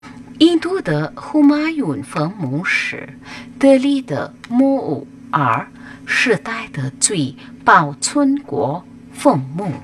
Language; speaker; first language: Chinese; non-native, fluent; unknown